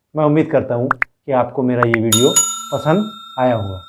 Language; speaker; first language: Hindi; non-native, local second language; Marathi